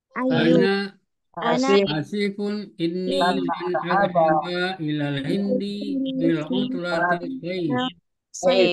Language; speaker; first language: Arabic; non-native, learner; Indonesian